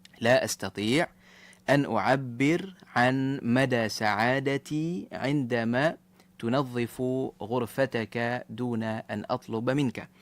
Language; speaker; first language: Arabic; non-native, fluent; Malay